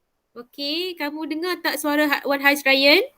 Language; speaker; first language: Malay; native; Malay